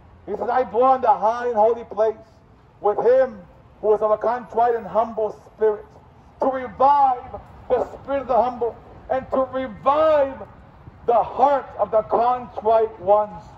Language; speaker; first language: English; native; English